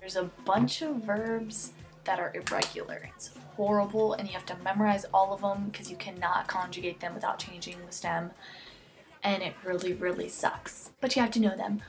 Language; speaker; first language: English; native; English